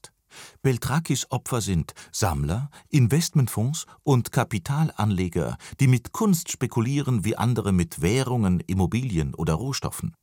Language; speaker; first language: German; native; German